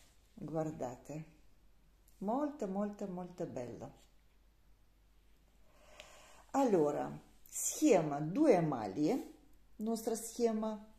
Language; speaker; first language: Italian; non-native, learner; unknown